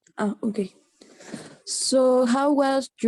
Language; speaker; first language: English; non-native, learner; Spanish